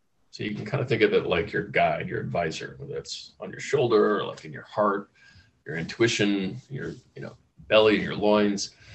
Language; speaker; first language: English; native; English